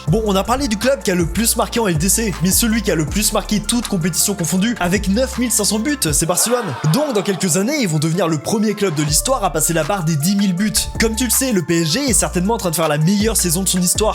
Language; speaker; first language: French; native; French